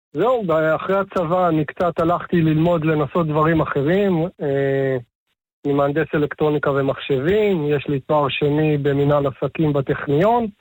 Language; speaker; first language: Hebrew; native; Hebrew